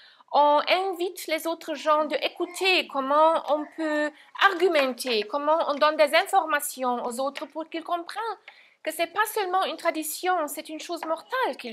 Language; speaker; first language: French; non-native, fluent; German